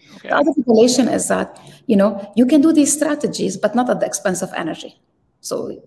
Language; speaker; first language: English; non-native, fluent; Arabic